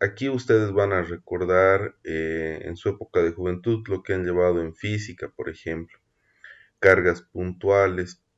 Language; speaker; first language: Spanish; native; Spanish